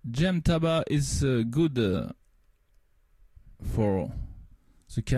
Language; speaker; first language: English; non-native, learner; French